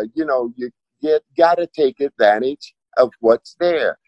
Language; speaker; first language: English; native; English